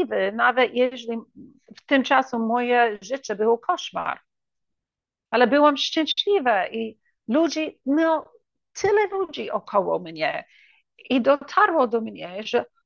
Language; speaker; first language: Polish; early bilingual, heritage; English